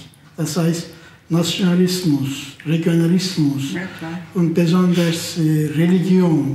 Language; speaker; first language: German; non-native, fluent; Turkish